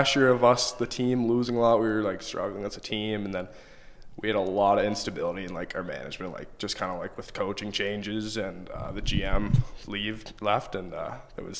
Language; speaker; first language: English; native; English